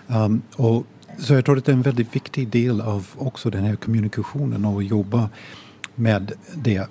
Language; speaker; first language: Swedish; non-native, fluent; English